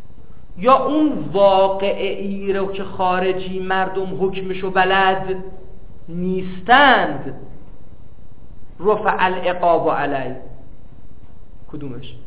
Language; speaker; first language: Persian; native; Persian